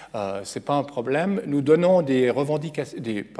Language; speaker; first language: French; native; French